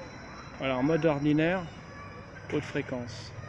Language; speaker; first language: French; native; French